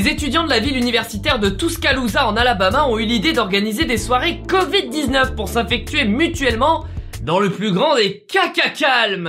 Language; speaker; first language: French; native; French